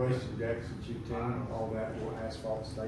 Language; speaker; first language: English; native; English